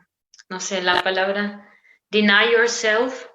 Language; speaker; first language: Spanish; non-native, learner; Romanian